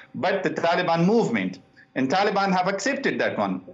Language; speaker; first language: English; non-native, fluent; Persian